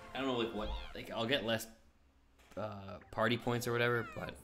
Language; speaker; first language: English; native; English